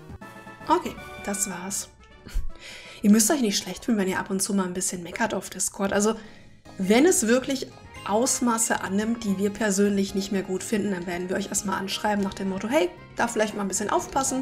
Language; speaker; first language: German; native; German